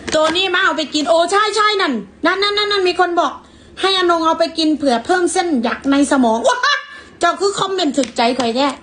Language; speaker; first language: Thai; native; Thai